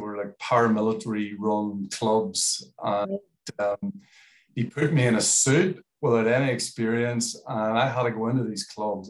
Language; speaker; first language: English; native; English